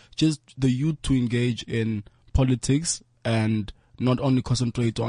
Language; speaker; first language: English; non-native, local second language; Zulu